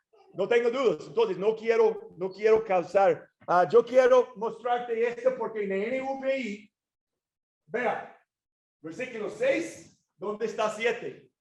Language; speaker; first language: Spanish; non-native, fluent; English